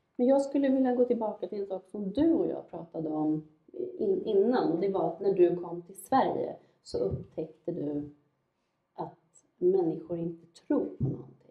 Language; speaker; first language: Swedish; native; Swedish